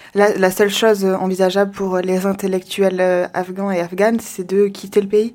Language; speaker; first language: French; native; French